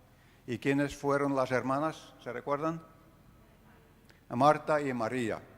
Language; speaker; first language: Spanish; non-native, fluent; Finnish